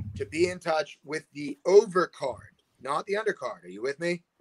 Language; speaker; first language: English; native; English